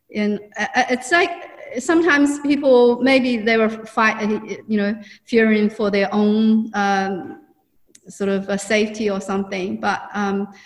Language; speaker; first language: English; non-native, fluent; Chinese